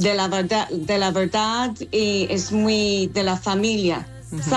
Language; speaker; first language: Spanish; non-native, fluent; English